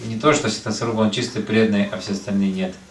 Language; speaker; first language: Russian; native; Russian